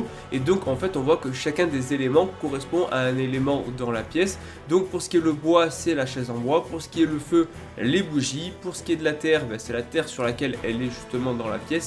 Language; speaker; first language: French; native; French